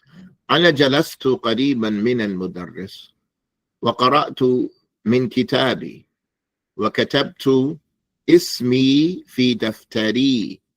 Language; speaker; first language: Arabic; non-native, fluent; English